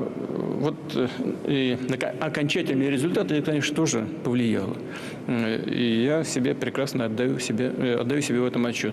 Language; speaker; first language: Russian; native; Russian